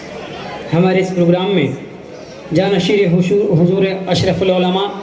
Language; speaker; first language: Hindi; native; Hindi